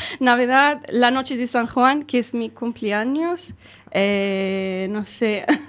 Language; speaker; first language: Spanish; non-native, learner; Arabic